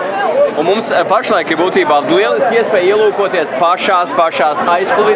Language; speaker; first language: Latvian; early bilingual, heritage; English